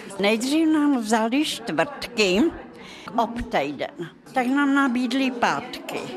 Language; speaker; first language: Czech; non-native, fluent; Russian